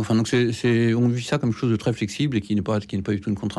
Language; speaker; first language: French; native; French